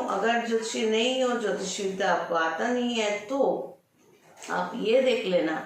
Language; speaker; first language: Hindi; non-native, local second language; Bangla